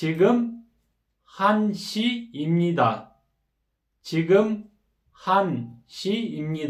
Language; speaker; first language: Korean; non-native, fluent; Kyrgyz